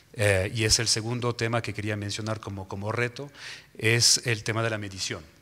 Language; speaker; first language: Spanish; non-native, fluent; French